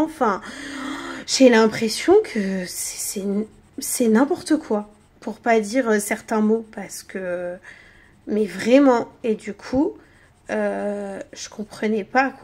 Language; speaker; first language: French; native; French